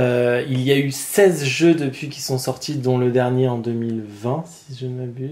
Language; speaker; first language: French; native; French